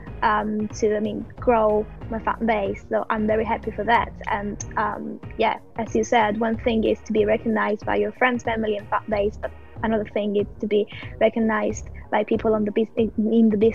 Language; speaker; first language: English; non-native, fluent; Italian